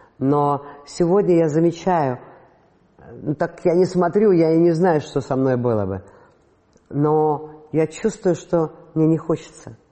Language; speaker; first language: Russian; non-native, local second language; Latvian